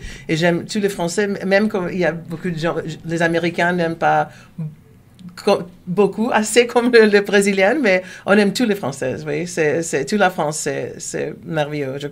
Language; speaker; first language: French; non-native, learner; Portuguese